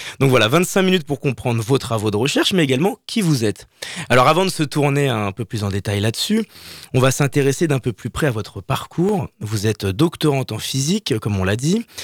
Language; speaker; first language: French; native; French